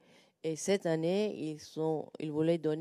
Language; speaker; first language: French; non-native, learner; Turkish